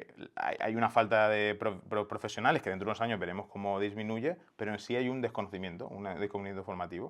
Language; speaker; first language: Spanish; native; Spanish